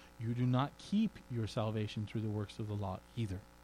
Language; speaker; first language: English; native; English